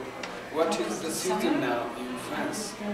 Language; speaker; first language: English; non-native, learner; Mongolian